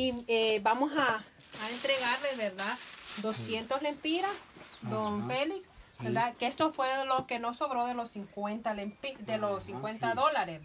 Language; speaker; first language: Spanish; native; Spanish